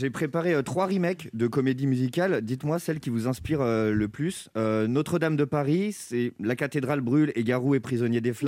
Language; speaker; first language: French; native; French